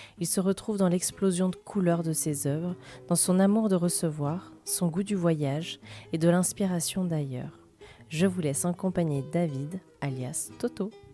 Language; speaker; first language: French; native; French